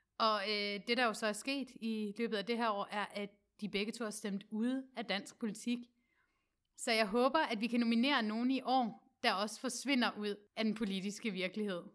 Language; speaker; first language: Danish; native; Danish